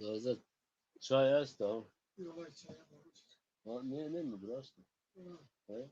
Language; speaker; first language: Turkish; non-native, local second language; Zaza